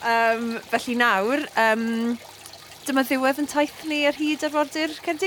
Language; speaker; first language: Welsh; native; Welsh